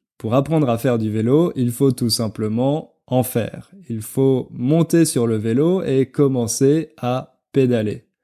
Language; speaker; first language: French; native; French